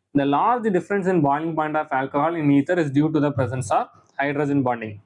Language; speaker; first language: English; non-native, local second language; Tamil